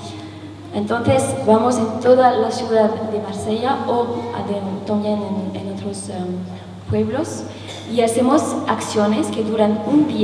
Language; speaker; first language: Spanish; non-native, learner; French